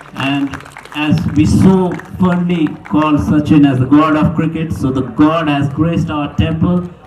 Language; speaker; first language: English; non-native, local second language; Nepali